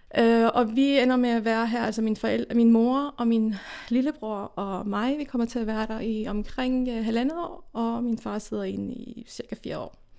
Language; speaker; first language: Danish; early bilingual, other home language; Persian